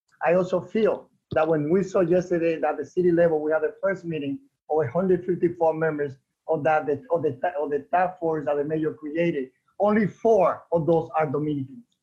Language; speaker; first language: English; non-native, fluent; Spanish